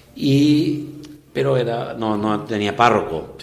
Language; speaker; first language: Spanish; native; Spanish